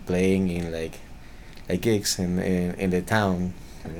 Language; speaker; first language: English; non-native, fluent; Spanish